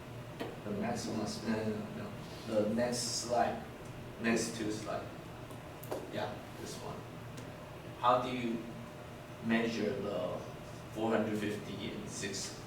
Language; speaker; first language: English; non-native, fluent; Chinese